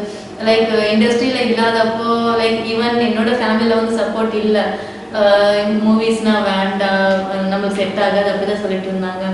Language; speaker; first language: Tamil; non-native, local second language; Telugu